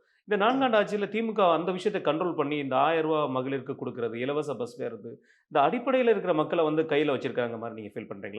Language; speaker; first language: Tamil; native; Tamil